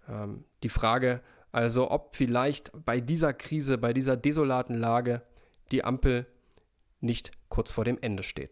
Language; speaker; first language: German; native; German